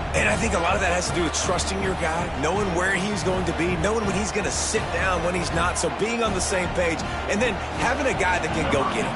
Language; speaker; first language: English; native; English